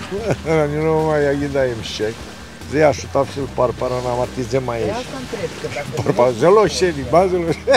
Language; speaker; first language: Hebrew; non-native, learner; Romanian